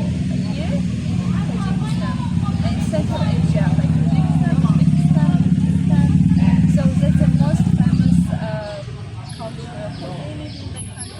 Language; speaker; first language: English; non-native, fluent; Tajik